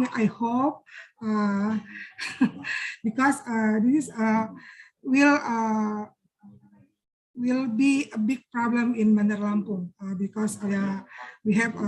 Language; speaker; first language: English; non-native, learner; Indonesian